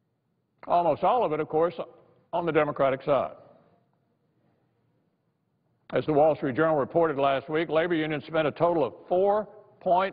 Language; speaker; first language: English; native; English